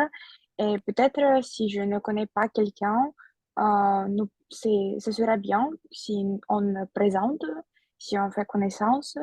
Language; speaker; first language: French; non-native, fluent; Russian